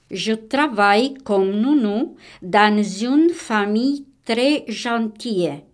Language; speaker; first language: French; non-native, learner; Romanian